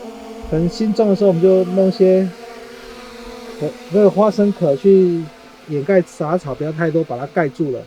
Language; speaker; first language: Chinese; native; Chinese